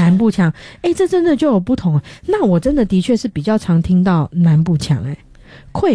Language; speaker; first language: Chinese; non-native, local second language; Min Nan Chinese